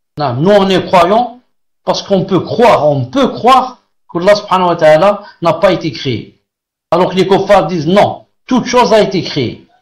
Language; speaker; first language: French; non-native, local second language; Arabic